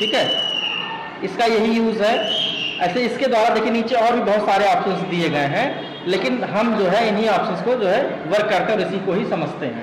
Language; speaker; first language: Hindi; native; Hindi